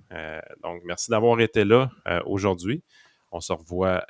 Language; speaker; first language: French; native; French